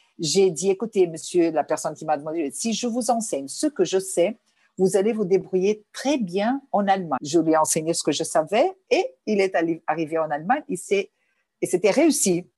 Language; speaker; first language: French; non-native, fluent; Portuguese